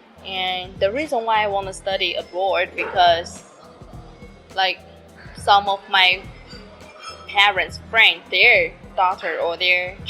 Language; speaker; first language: English; non-native, learner; Chinese